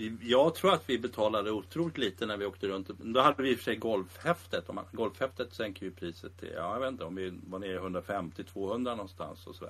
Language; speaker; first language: Swedish; native; Swedish